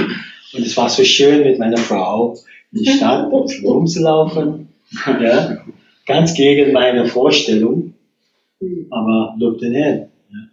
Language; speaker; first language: German; non-native, fluent; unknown